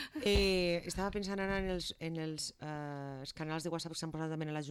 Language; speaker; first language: Catalan; native; Catalan